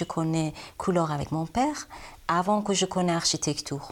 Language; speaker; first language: French; non-native, learner; Persian